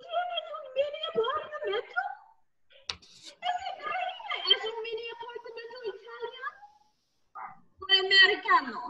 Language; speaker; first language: Spanish; non-native, learner; English